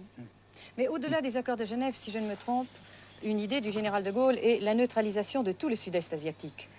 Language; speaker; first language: French; native; French